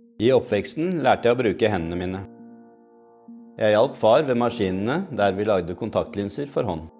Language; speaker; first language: Norwegian; native; Norwegian